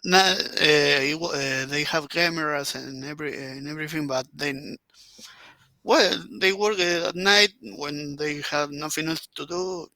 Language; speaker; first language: English; non-native, learner; Spanish